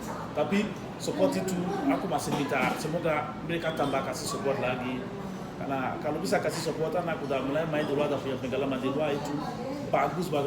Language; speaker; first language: Indonesian; non-native, fluent; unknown